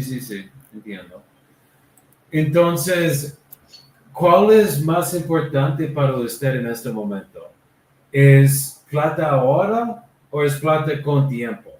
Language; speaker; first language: Spanish; non-native, learner; English